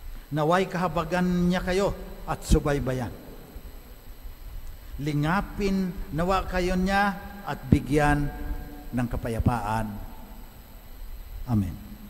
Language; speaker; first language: Filipino; non-native, local second language; Iloko